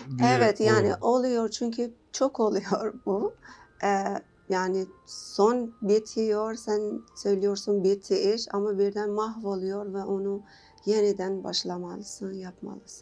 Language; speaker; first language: Turkish; non-native, learner; Persian